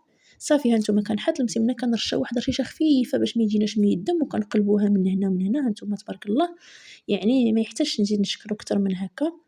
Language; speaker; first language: Arabic; native; Arabic